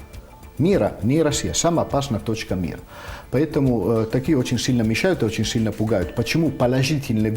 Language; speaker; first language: Russian; non-native, fluent; Italian